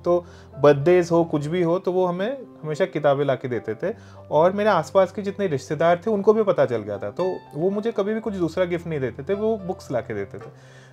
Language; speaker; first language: Hindi; non-native, local second language; Bangla